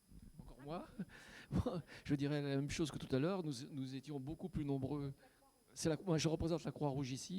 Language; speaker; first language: French; native; French